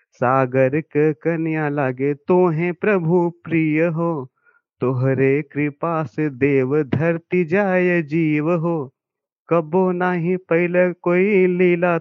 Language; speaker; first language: Hindi; native; Hindi